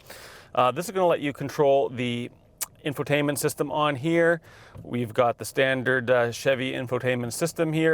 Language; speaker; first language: English; native; English